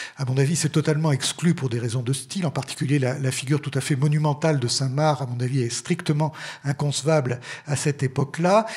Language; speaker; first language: French; native; French